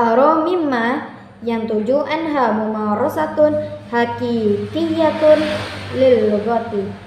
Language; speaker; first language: Arabic; non-native, learner; Indonesian